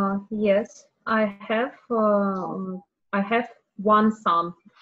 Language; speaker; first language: English; non-native, learner; Russian